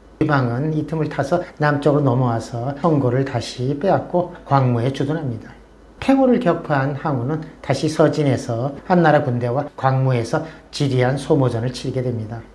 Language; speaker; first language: Korean; native; Korean